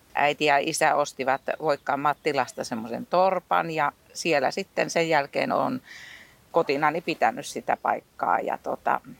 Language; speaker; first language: Finnish; native; Finnish